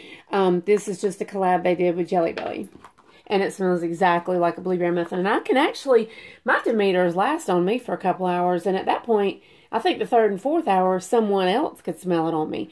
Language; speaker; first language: English; native; English